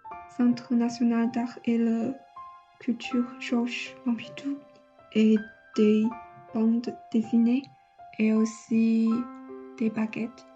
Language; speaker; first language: French; non-native, learner; Chinese